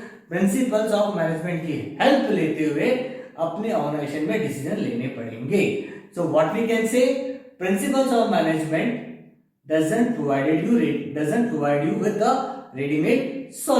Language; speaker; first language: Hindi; native; Hindi